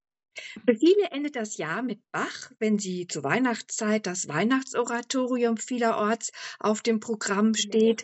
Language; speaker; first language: German; native; German